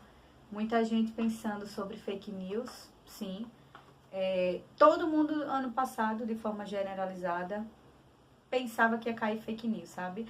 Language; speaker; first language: Portuguese; native; Portuguese